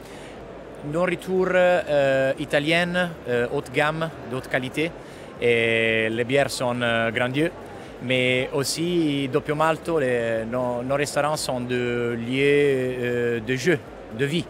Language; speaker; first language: French; non-native, fluent; Italian